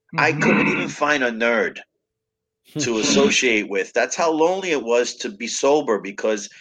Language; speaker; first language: English; native; English